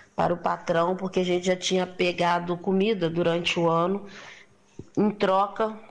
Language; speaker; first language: Portuguese; native; Portuguese